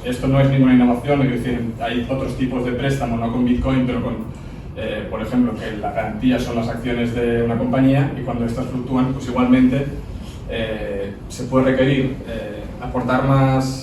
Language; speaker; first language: Spanish; native; Spanish